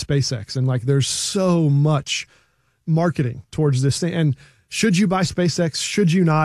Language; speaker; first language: English; native; English